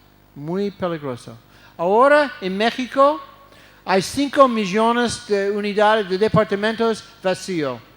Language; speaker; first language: Spanish; non-native, fluent; English